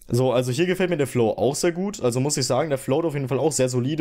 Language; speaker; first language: German; native; German